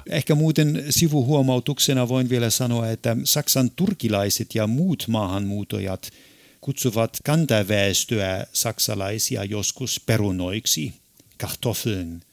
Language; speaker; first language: Finnish; non-native, fluent; German